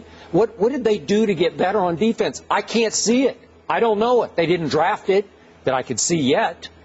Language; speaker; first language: English; native; English